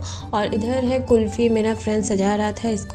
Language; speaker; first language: Hindi; non-native, local second language; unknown